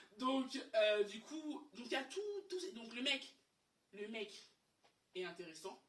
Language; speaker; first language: French; native; French